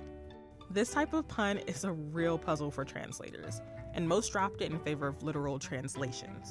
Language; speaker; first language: English; native; English